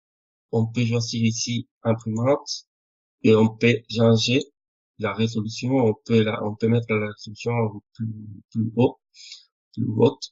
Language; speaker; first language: French; non-native, fluent; Spanish